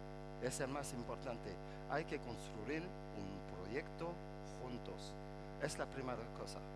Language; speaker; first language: Spanish; non-native, fluent; French